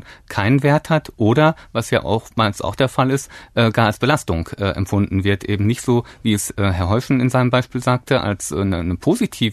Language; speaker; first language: German; native; German